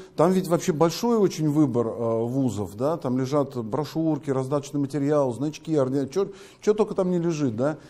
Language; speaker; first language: Russian; native; Russian